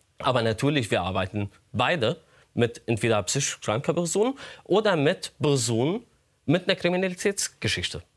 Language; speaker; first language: German; non-native, fluent; Arabic